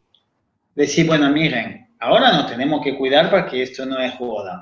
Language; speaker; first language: Spanish; non-native, fluent; French